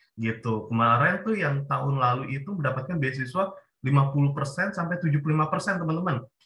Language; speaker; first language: Indonesian; native; Indonesian